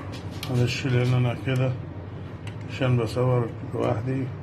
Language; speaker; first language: Arabic; native; Arabic